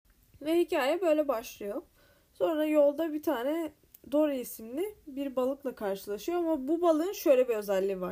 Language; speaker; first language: Turkish; native; Turkish